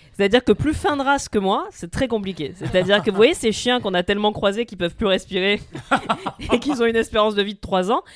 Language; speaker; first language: French; native; French